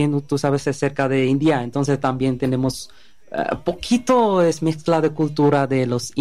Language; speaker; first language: Spanish; non-native, learner; Bangla